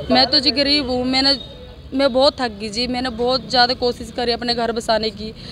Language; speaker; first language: Hindi; native; Hindi